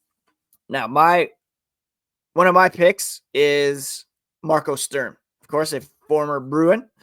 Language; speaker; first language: English; native; English